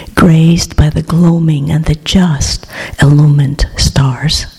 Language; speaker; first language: English; non-native, fluent; Greek